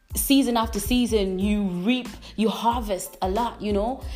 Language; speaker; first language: English; non-native, local second language; Nyanja